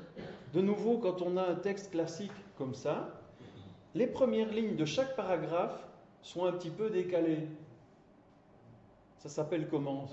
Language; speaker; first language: French; native; French